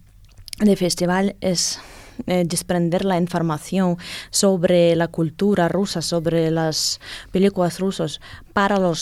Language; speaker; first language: Spanish; non-native, fluent; Russian